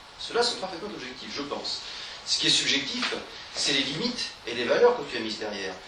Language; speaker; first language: French; native; French